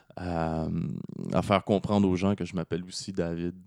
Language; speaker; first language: French; native; French